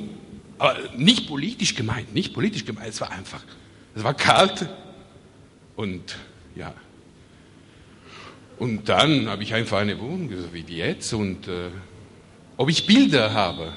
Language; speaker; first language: German; non-native, fluent; Italian